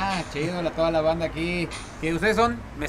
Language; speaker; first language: Spanish; native; Spanish